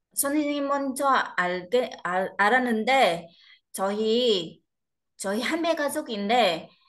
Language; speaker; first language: Korean; non-native, learner; Vietnamese